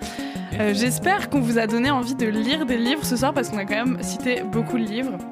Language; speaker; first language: French; native; French